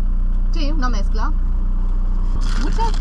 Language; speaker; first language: Spanish; non-native, learner; German